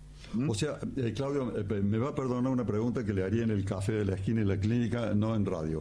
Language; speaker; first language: Spanish; native; Spanish